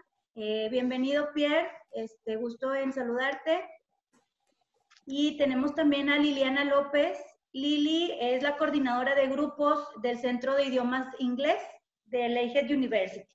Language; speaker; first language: Spanish; native; Spanish